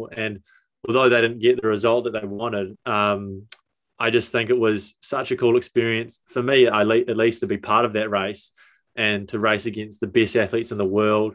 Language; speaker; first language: English; native; English